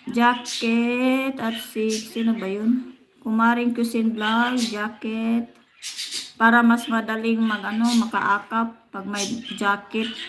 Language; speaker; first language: Filipino; non-native, local second language; Cebuano